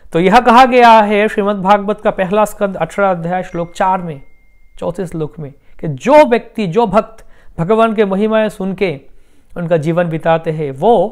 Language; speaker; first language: Hindi; non-native, local second language; Bangla